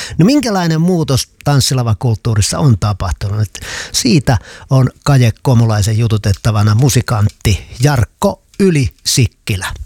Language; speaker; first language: Finnish; native; Finnish